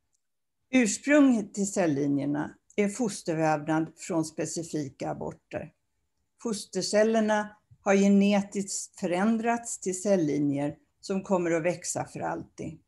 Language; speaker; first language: Swedish; native; Swedish